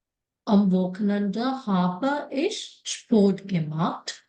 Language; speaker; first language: German; non-native, fluent; Malayalam